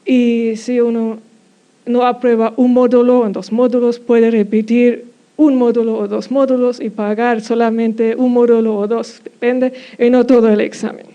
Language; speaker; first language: Spanish; non-native, fluent; German